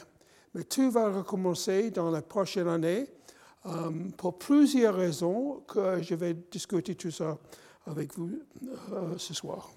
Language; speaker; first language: French; non-native, fluent; English